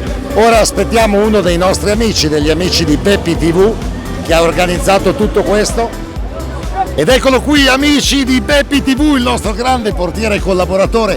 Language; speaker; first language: Italian; native; Italian